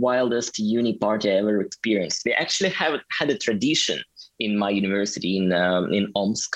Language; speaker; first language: English; non-native, fluent; Russian